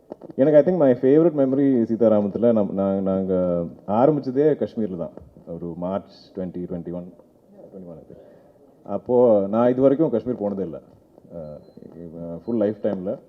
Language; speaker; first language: Tamil; non-native, local second language; Malayalam